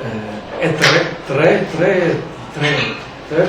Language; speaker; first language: French; non-native, fluent; Italian